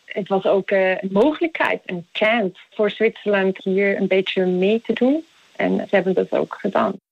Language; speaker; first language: Dutch; non-native, fluent; Swiss German